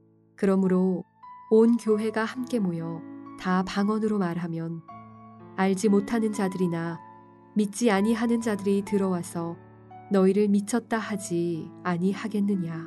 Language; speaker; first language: Korean; native; Korean